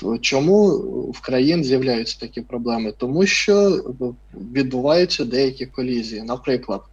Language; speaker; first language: Ukrainian; non-native, fluent; Russian